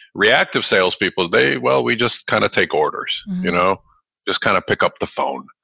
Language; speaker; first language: English; early bilingual, other home language; Russian